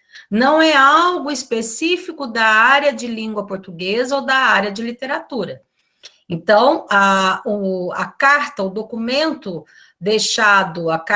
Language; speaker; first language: Portuguese; native; Portuguese